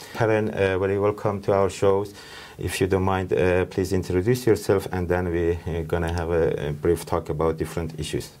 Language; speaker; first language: English; non-native, fluent; Persian